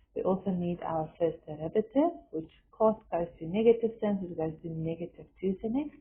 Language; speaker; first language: English; non-native, local second language; Afrikaans